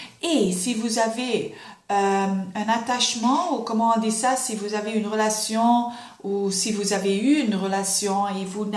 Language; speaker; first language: French; non-native, fluent; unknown